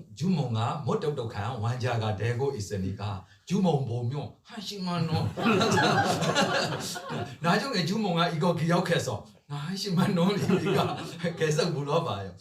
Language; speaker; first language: Korean; non-native, learner; Burmese